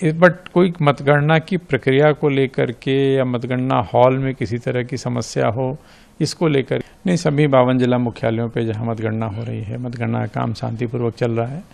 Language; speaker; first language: Hindi; native; Hindi